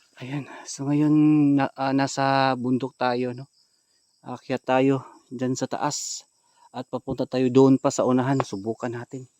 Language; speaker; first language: Filipino; native; Filipino